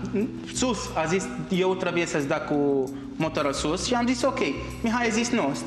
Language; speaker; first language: Romanian; non-native, learner; Arabic